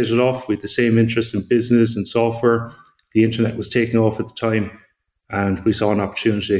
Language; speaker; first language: English; native; English